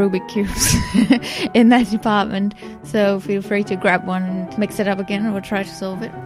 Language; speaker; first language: English; non-native, fluent; German